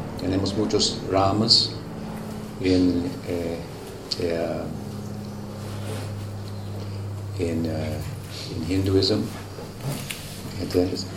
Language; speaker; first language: Spanish; non-native, learner; English